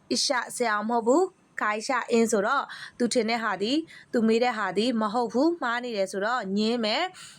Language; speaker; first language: Burmese; native; Burmese